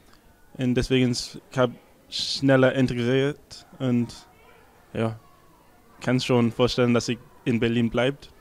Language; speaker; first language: German; non-native, learner; English